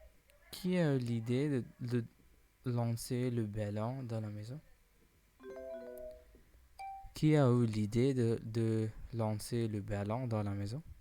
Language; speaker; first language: French; non-native, learner; English